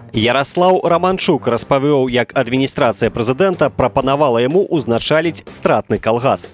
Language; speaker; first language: Belarusian; native; Belarusian